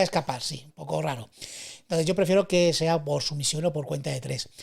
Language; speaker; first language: Spanish; native; Spanish